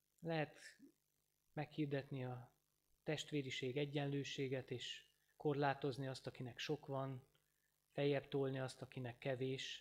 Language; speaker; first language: Hungarian; native; Hungarian